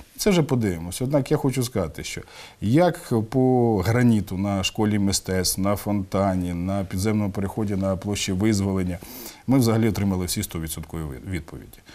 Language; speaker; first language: Ukrainian; native; Ukrainian